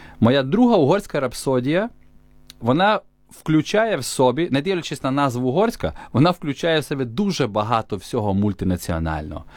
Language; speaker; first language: Ukrainian; native; Ukrainian